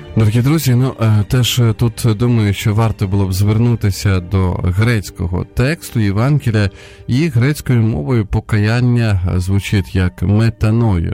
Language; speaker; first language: Ukrainian; non-native, local second language; Russian